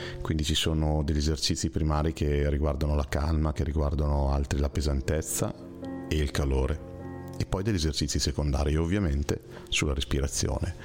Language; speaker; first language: Italian; native; Italian